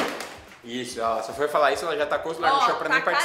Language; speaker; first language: Portuguese; native; Portuguese